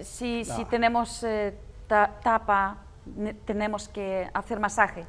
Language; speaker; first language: Spanish; non-native, learner; Russian